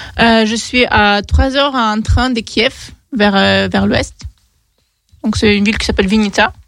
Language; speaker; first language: French; non-native, fluent; Ukrainian